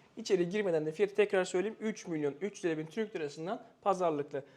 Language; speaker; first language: Turkish; native; Turkish